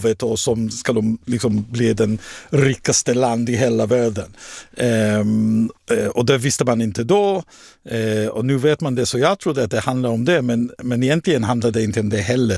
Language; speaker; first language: Swedish; non-native, fluent; Hebrew